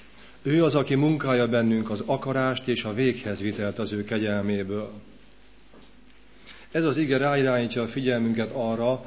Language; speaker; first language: Hungarian; native; Hungarian